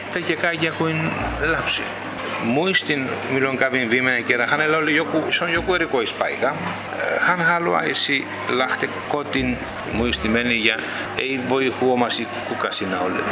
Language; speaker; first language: Finnish; non-native, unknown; Greek